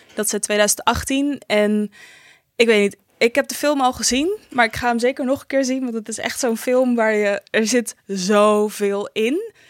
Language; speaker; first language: Dutch; native; Dutch